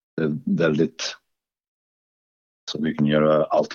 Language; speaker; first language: Swedish; non-native, fluent; English